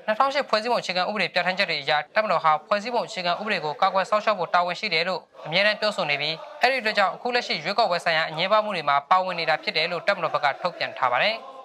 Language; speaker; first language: Burmese; native; Burmese